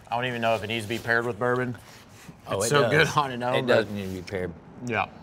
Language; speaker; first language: English; native; English